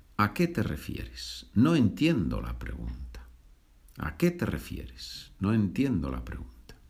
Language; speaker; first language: Spanish; native; Spanish